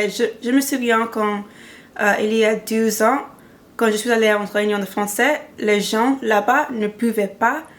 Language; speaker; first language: French; non-native, learner; English